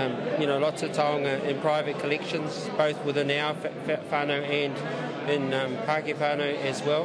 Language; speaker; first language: English; native; English